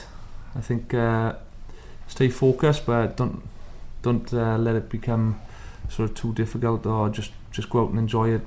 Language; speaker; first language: English; native; English